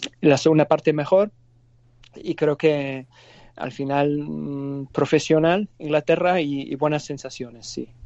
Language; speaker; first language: Spanish; non-native, fluent; English